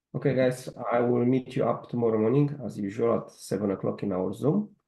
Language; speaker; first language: English; non-native, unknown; Romanian